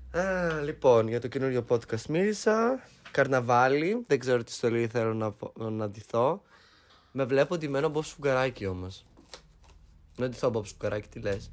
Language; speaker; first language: Greek; early bilingual, heritage; Greek